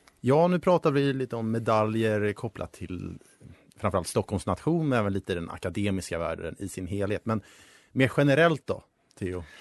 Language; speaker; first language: Swedish; native; Swedish